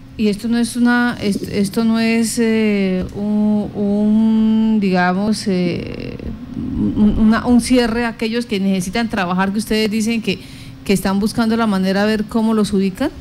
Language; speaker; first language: Spanish; native; Spanish